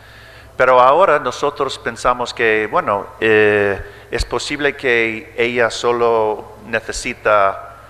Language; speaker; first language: Spanish; early bilingual, heritage; English